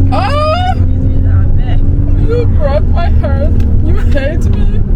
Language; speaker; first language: English; non-native, learner; Haitian Creole